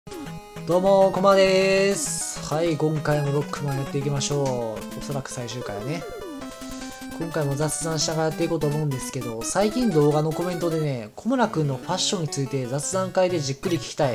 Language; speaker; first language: Japanese; native; Japanese